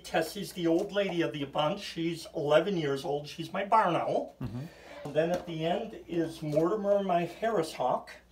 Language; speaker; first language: English; native; English